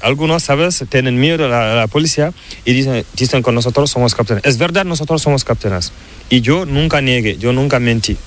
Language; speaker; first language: Spanish; non-native, learner; Fula